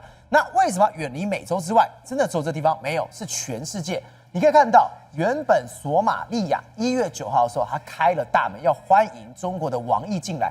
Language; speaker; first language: Chinese; native; Chinese